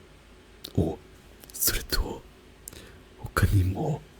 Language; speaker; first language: Japanese; non-native, learner; German